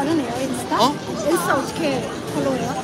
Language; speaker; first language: Korean; non-native, learner; Arabic